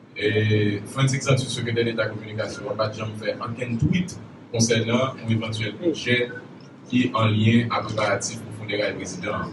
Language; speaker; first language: French; non-native, local second language; Haitian Creole